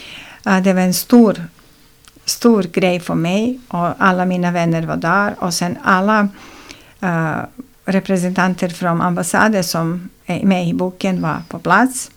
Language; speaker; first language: Swedish; non-native, fluent; Serbian